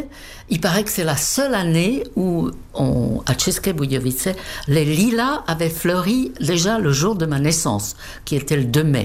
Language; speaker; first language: French; non-native, fluent; Czech